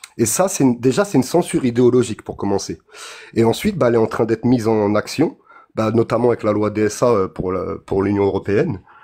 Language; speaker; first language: French; native; French